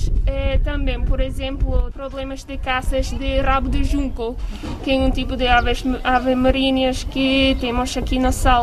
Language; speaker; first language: Portuguese; non-native, learner; English